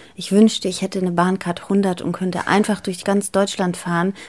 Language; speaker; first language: German; early bilingual, other home language; Greek